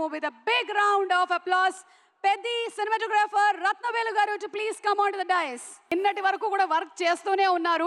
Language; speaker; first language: Telugu; native; Telugu